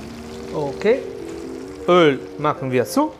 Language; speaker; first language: German; non-native, learner; Italian